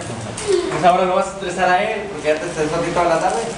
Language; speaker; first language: Spanish; native; Spanish